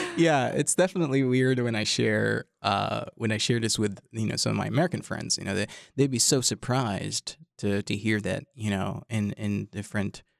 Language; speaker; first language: English; non-native, fluent; Arabic